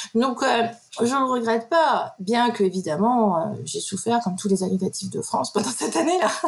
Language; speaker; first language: French; native; French